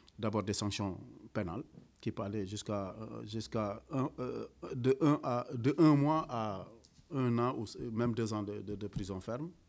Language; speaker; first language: French; non-native, local second language; Wolof